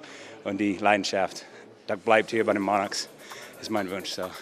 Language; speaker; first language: German; non-native, learner; English